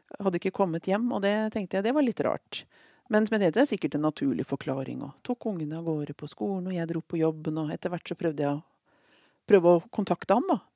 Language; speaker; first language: Norwegian; native; Norwegian